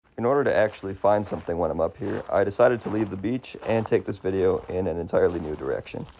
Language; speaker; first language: English; native; English